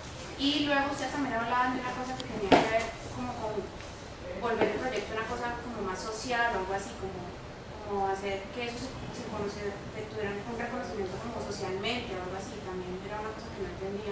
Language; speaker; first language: Spanish; non-native, learner; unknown